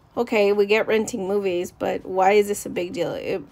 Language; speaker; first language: English; native; English